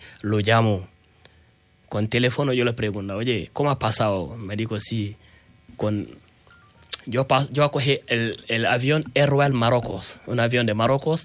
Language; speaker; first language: Spanish; non-native, learner; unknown